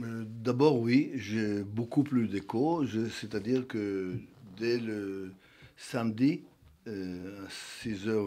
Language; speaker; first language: French; non-native, fluent; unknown